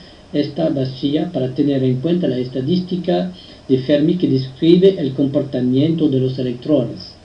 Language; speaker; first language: Spanish; non-native, fluent; French